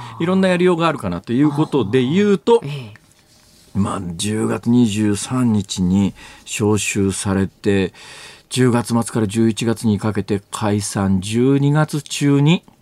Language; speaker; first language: Japanese; native; Japanese